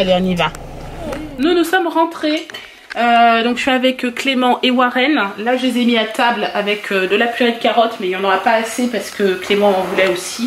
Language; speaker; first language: French; native; French